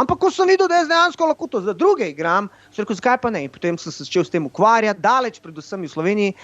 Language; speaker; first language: Slovenian; early bilingual, other home language; Bosnian